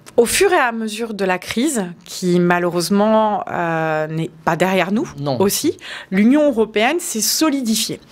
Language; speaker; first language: French; native; French